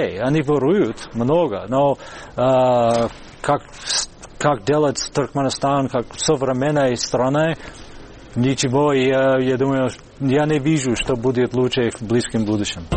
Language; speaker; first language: Russian; non-native, fluent; English